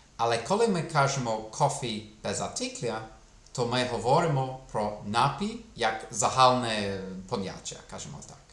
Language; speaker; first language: Ukrainian; non-native, fluent; English